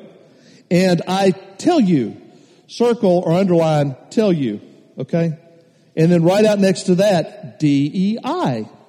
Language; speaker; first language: English; native; English